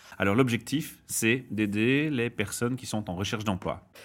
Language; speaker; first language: French; native; French